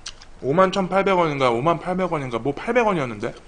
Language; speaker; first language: Korean; native; Korean